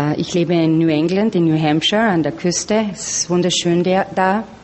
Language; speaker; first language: German; native; German